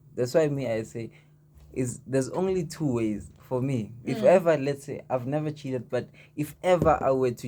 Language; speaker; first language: English; non-native, local second language; Zulu